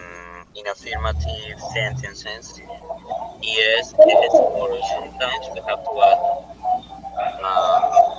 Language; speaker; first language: English; non-native, learner; Spanish